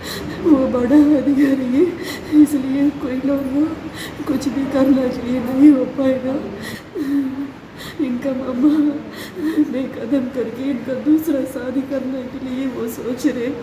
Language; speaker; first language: Hindi; non-native, local second language; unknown